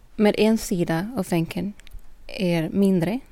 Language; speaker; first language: Swedish; non-native, fluent; Spanish